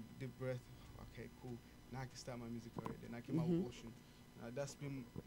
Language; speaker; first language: English; non-native, local second language; Yoruba